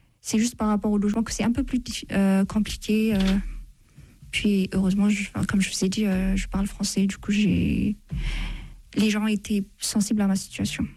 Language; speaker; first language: French; non-native, fluent; Amharic